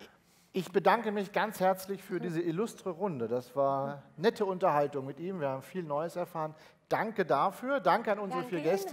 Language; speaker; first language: German; native; German